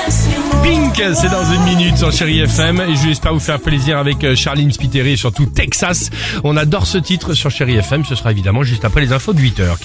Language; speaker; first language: French; native; French